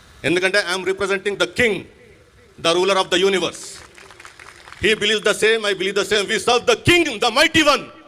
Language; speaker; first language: Telugu; non-native, local second language; Hindi